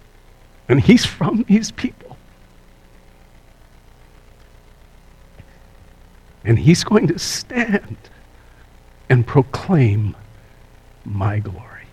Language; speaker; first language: English; native; English